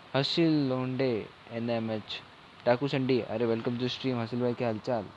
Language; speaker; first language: Hindi; non-native, local second language; Marathi